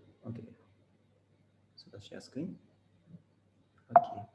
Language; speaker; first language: Indonesian; non-native, fluent; Japanese